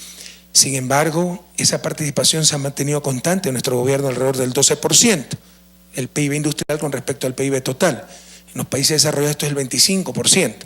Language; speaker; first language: Spanish; native; Spanish